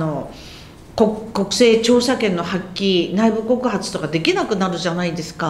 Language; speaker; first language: Japanese; native; Japanese